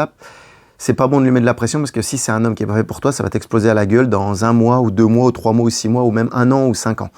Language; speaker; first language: French; native; French